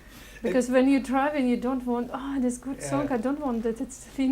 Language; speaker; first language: English; non-native, learner; Russian